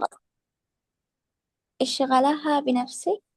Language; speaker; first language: Arabic; non-native, learner; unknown